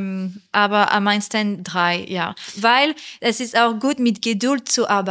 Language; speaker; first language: German; non-native, learner; French